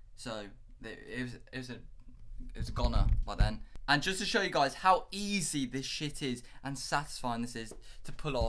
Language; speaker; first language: English; native; English